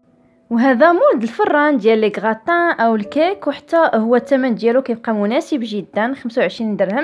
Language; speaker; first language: Arabic; native; Arabic